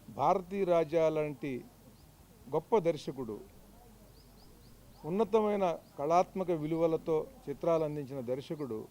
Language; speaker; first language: Telugu; native; Telugu